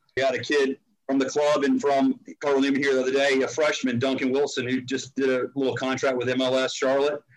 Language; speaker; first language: English; native; English